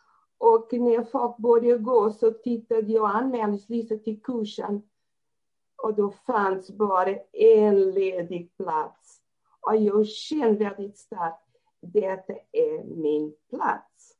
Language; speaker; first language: Swedish; non-native, fluent; Portuguese